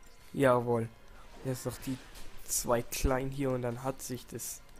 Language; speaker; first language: German; native; German